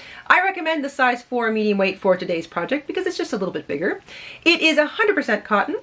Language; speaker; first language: English; native; English